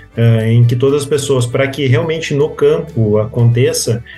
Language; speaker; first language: Portuguese; native; Portuguese